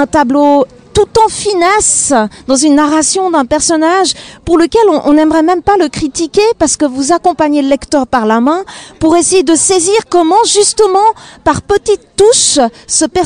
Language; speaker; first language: French; native; French